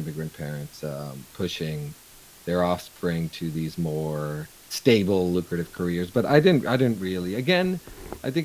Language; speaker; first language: English; non-native, local second language; Urdu